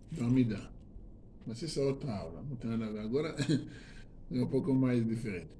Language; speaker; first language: Portuguese; non-native, fluent; Hebrew